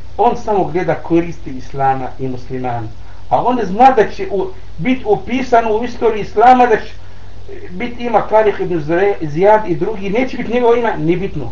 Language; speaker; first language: Bosnian; non-native, learner; Arabic